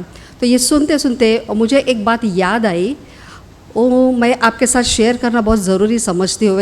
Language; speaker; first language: Hindi; native; Hindi